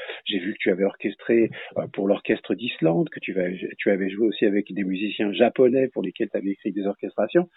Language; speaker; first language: French; native; French